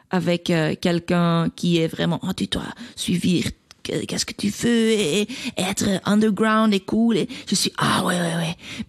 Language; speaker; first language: French; non-native, learner; Dutch